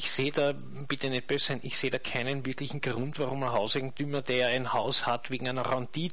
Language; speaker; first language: German; native; German